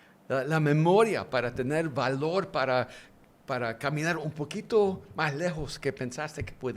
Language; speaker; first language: Spanish; early bilingual, heritage; English